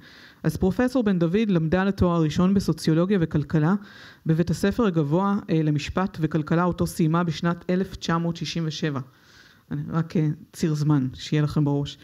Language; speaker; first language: Hebrew; native; Hebrew